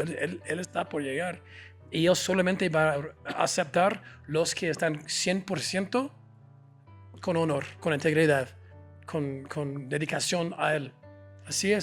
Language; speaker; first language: Spanish; non-native, fluent; English